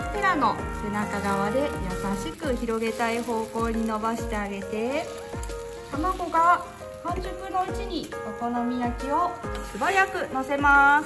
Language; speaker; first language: Japanese; native; Japanese